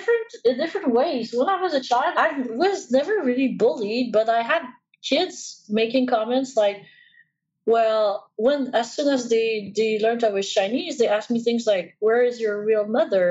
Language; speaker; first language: English; non-native, fluent; French